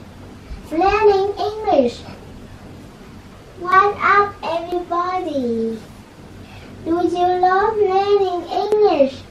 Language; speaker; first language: English; non-native, learner; Vietnamese